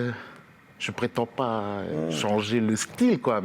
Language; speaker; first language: French; native; French